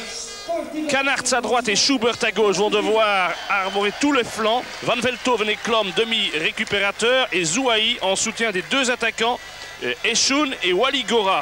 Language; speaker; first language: French; native; French